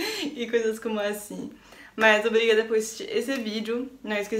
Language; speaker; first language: Portuguese; non-native, learner; French